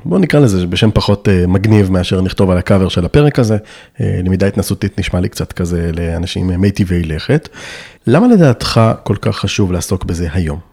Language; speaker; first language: Hebrew; native; Hebrew